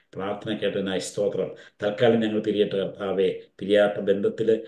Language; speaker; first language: Malayalam; native; Malayalam